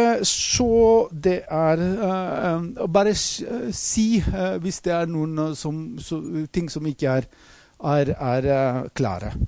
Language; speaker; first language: Norwegian; non-native, fluent; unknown